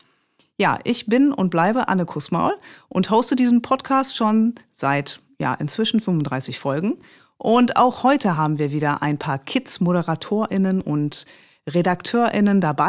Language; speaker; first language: German; native; German